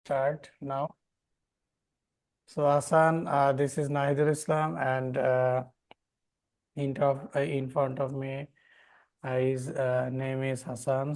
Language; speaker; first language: English; non-native, learner; Bangla